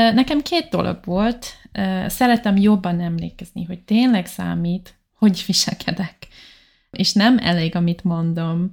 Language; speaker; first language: Hungarian; non-native, learner; English